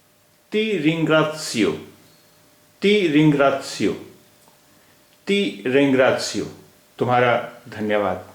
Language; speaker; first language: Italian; non-native, fluent; Hindi